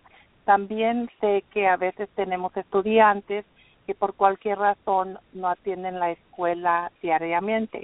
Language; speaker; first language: Spanish; early bilingual, heritage; Spanish